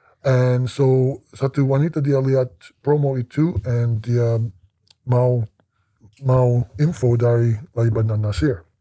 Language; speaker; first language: Indonesian; non-native, learner; English